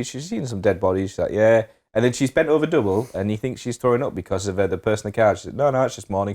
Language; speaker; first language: English; native; English